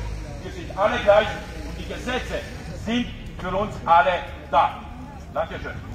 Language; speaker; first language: German; non-native, fluent; Romanian